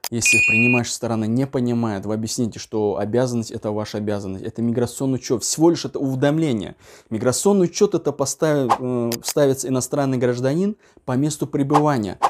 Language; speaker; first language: Russian; non-native, local second language; Uzbek